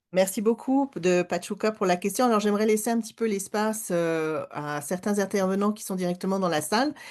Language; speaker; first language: French; non-native, fluent; Spanish